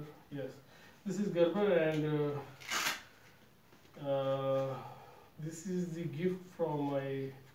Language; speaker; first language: English; non-native, local second language; Urdu